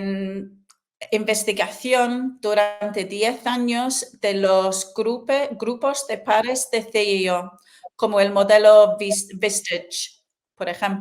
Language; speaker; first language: Spanish; non-native, fluent; English